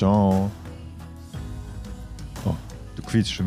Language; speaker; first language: German; native; German